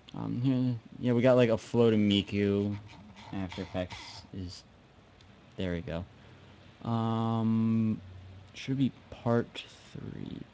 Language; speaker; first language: English; native; English